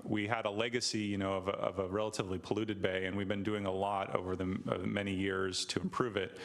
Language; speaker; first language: English; native; English